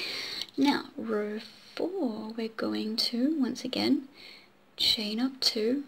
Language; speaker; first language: English; native; English